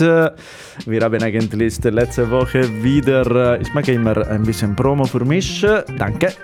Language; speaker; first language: German; non-native, learner; Italian